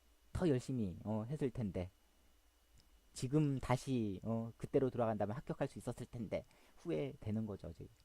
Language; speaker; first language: Korean; native; Korean